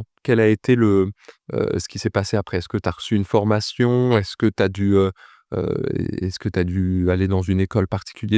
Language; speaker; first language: French; native; French